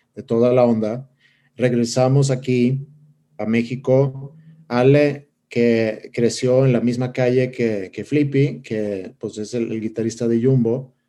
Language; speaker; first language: Spanish; non-native, fluent; Swedish